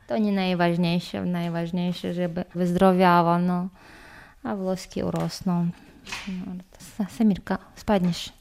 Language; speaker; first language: Polish; non-native, learner; Chechen